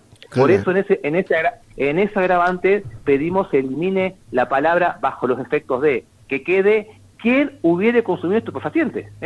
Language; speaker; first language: Spanish; native; Spanish